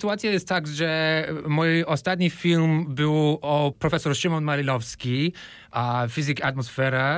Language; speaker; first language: Polish; non-native, fluent; English